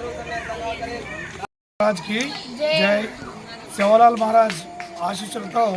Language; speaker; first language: Telugu; non-native, local second language; Lambadi